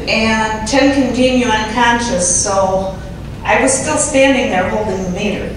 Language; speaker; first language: English; native; English